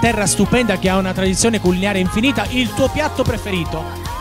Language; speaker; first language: Italian; native; Italian